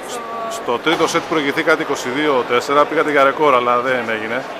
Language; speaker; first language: Greek; native; Greek